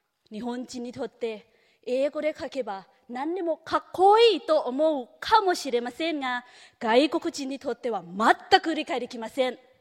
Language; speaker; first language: Japanese; non-native, fluent; Thai